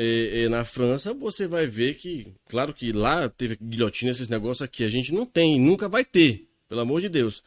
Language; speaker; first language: Portuguese; native; Portuguese